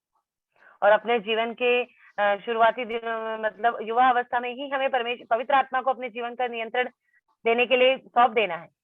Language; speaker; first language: Hindi; native; Hindi